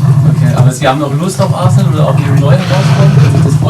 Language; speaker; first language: German; native; German